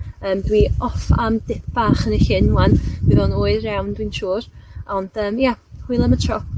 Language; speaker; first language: Welsh; native; Welsh